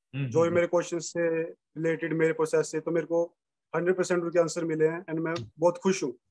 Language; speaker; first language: Hindi; native; Hindi